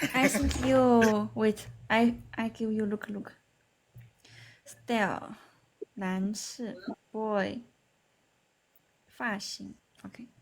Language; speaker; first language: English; non-native, learner; Chinese